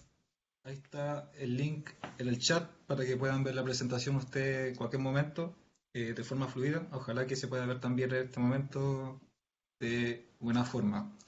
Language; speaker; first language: Spanish; native; Spanish